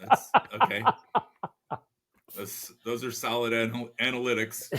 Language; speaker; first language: English; native; English